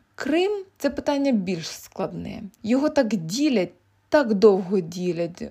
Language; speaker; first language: Ukrainian; native; Ukrainian